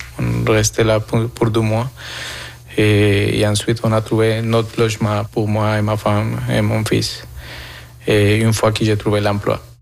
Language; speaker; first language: French; non-native, fluent; Spanish